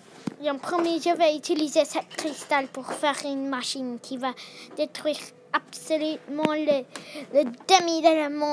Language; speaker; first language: French; non-native, learner; English